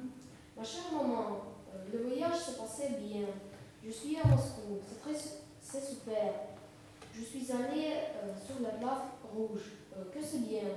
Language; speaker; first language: French; non-native, learner; Russian